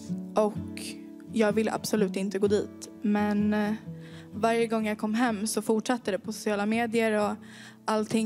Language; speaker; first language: Swedish; native; Swedish